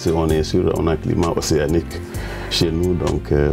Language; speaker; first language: French; non-native, local second language; Wolof